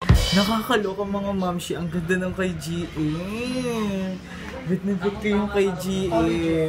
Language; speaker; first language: Filipino; native; Filipino